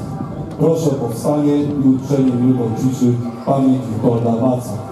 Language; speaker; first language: Polish; native; Polish